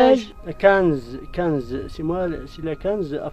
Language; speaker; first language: French; non-native, learner; Berber languages